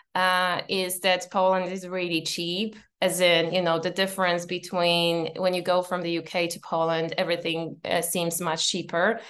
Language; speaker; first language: English; non-native, fluent; Polish